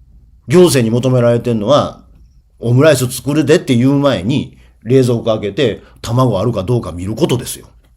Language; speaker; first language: Japanese; native; Japanese